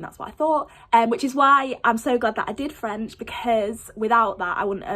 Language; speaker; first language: English; native; English